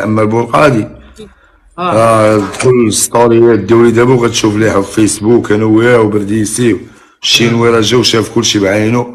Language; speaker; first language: Arabic; native; Arabic